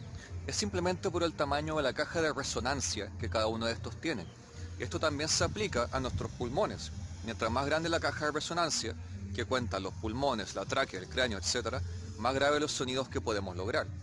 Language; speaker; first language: Spanish; native; Spanish